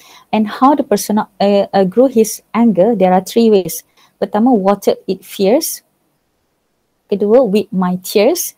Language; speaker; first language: English; non-native, local second language; Malay